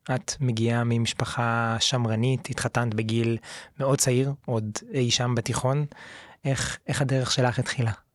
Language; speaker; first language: Hebrew; native; Hebrew